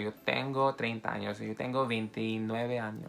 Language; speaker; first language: Spanish; non-native, fluent; Filipino